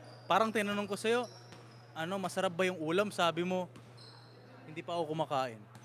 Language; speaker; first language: Filipino; non-native, learner; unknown